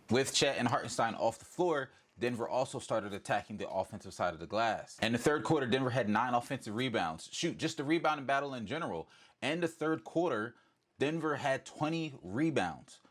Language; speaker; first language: English; native; English